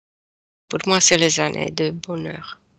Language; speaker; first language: French; non-native, fluent; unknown